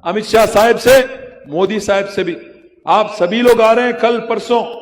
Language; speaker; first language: Hindi; non-native, local second language; Telugu